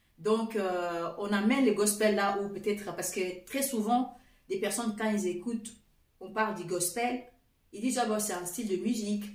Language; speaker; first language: French; non-native, fluent; Portuguese